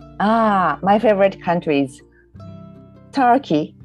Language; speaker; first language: English; non-native, learner; Japanese